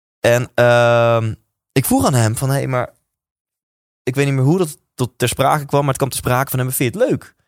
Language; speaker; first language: Dutch; native; Dutch